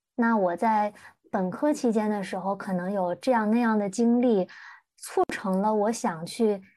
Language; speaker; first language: Chinese; native; Chinese